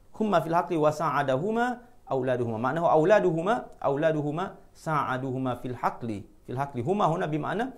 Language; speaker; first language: Arabic; non-native, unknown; Malay